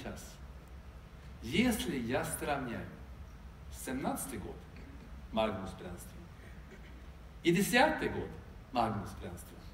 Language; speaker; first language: Russian; non-native, fluent; Swedish